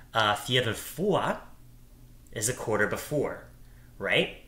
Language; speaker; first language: English; native; English